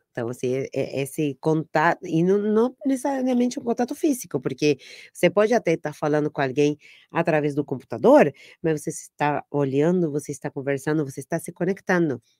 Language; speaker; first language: Portuguese; non-native, fluent; Spanish